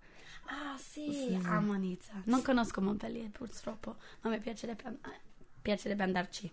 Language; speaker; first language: Italian; non-native, fluent; English